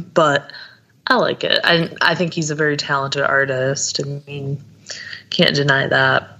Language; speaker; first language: English; native; English